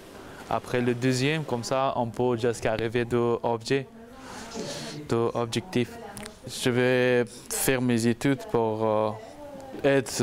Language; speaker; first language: French; non-native, learner; Persian